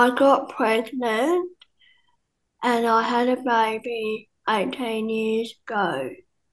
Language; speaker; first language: English; native; English